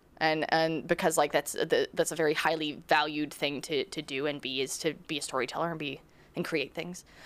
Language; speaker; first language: English; native; English